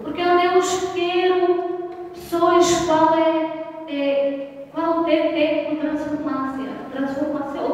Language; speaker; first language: Portuguese; non-native, learner; Bulgarian